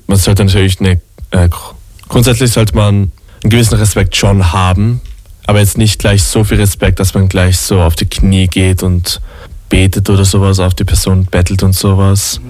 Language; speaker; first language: German; native; German